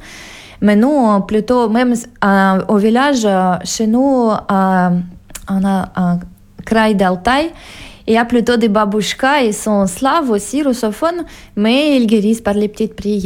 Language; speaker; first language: French; non-native, fluent; Russian